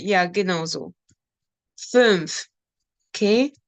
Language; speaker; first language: German; non-native, fluent; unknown